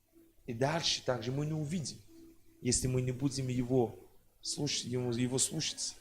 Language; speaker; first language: Russian; non-native, fluent; French